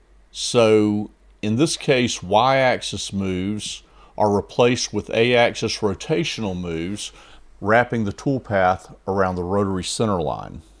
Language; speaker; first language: English; native; English